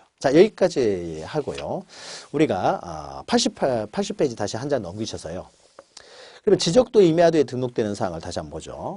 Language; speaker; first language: Korean; native; Korean